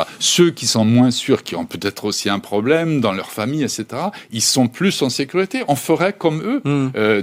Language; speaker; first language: French; native; French